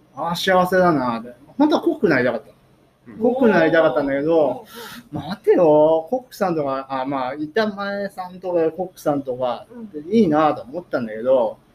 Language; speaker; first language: Japanese; native; Japanese